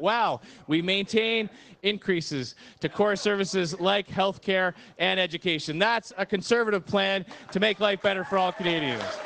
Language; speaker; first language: English; native; English